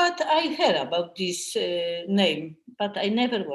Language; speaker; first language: English; non-native, learner; Polish